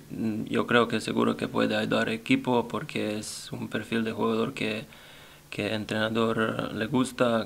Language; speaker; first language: Spanish; non-native, learner; Serbian